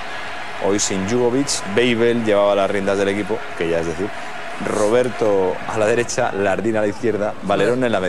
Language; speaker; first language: Spanish; native; Spanish